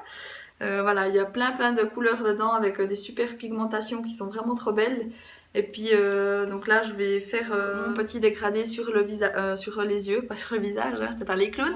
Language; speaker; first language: French; native; French